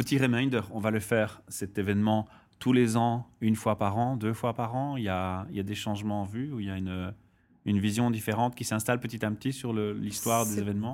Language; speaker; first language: French; native; French